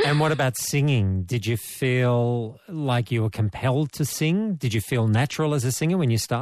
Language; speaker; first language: English; native; English